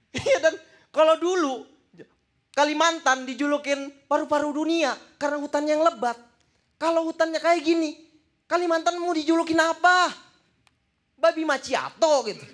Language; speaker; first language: Indonesian; native; Indonesian